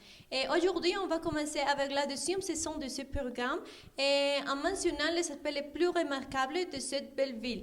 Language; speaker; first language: French; non-native, learner; Spanish